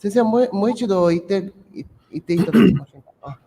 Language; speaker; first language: Japanese; non-native, fluent; Portuguese